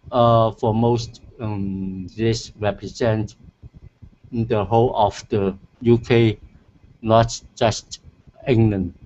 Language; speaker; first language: English; non-native, learner; Cantonese